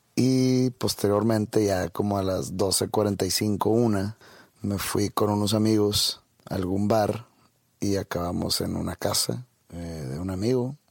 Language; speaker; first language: Spanish; native; Spanish